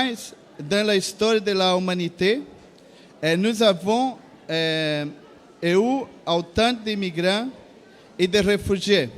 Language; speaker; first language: French; non-native, learner; Portuguese